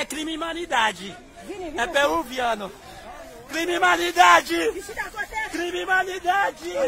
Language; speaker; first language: Portuguese; non-native, learner; Haitian Creole